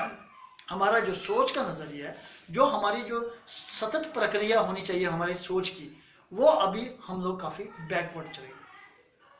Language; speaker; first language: Hindi; native; Hindi